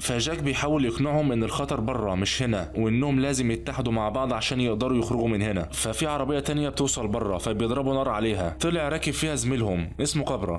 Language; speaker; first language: Arabic; native; Arabic